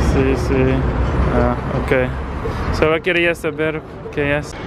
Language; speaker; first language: Spanish; non-native, learner; English